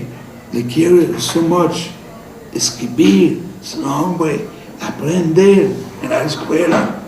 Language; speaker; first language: Spanish; non-native, fluent; Haitian Creole